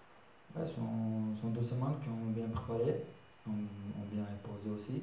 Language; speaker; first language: French; non-native, learner; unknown